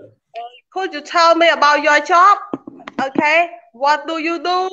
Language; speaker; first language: English; non-native, learner; Khmer